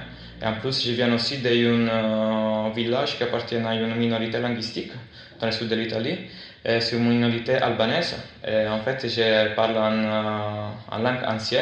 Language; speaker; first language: French; non-native, fluent; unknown